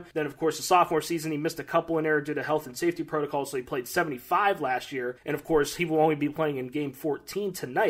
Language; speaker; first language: English; native; English